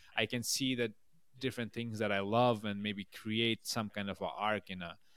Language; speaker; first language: English; non-native, local second language; Bangla